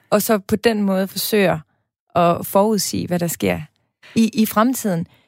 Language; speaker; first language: Danish; native; Danish